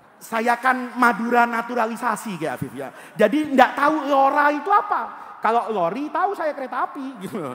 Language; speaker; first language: Indonesian; native; Indonesian